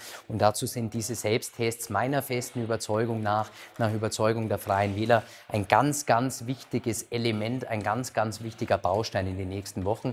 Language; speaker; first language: German; native; German